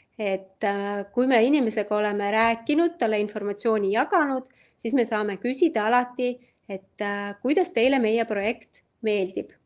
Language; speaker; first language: Estonian; native; Estonian